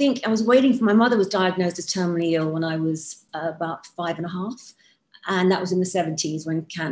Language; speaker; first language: English; native; English